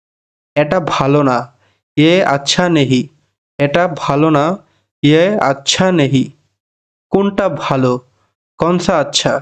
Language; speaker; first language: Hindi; non-native, learner; Bangla